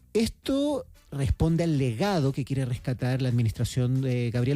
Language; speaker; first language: Spanish; native; Spanish